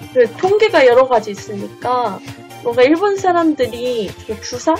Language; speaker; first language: Korean; non-native, fluent; Japanese